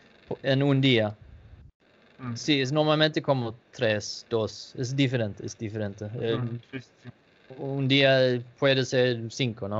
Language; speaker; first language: Spanish; non-native, learner; Danish